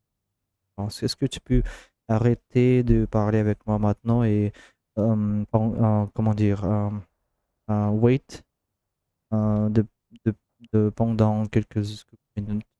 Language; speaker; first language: French; non-native, learner; Russian